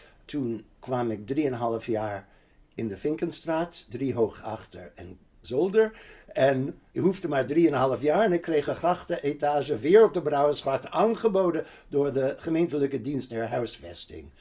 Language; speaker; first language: Dutch; non-native, fluent; English